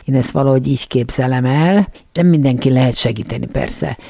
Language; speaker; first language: Hungarian; native; Hungarian